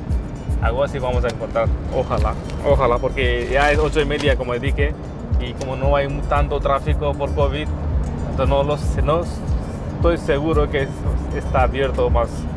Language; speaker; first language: Spanish; non-native, fluent; Hindi